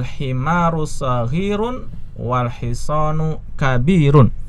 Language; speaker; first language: Arabic; non-native, fluent; Indonesian